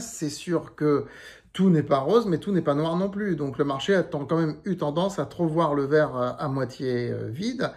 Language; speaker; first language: French; native; French